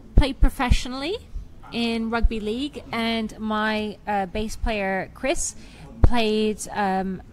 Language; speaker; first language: English; native; English